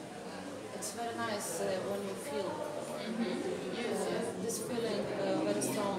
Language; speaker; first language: English; non-native, learner; Lithuanian